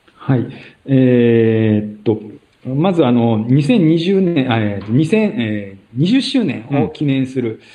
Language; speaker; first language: Japanese; native; Japanese